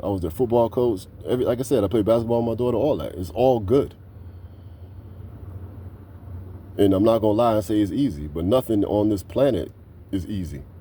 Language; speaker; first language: English; native; English